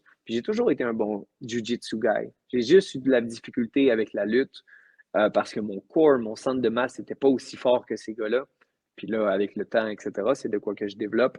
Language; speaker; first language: French; native; French